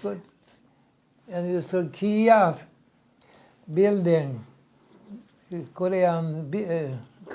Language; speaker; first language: English; non-native, learner; Swedish